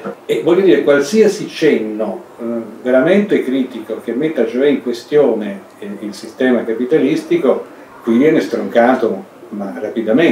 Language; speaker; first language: Italian; native; Italian